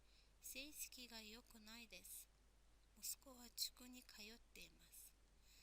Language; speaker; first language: Japanese; non-native, fluent; Mongolian